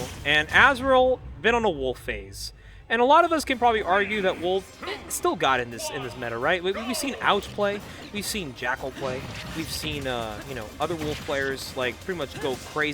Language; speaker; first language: English; native; English